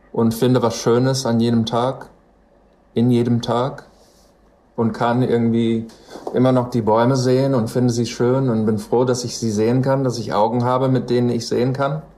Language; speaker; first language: German; non-native, fluent; English